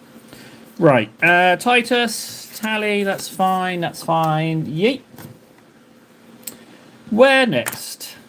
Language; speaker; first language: English; native; English